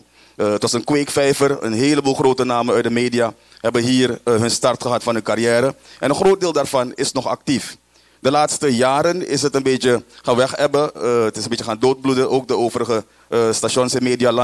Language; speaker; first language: Dutch; native; Dutch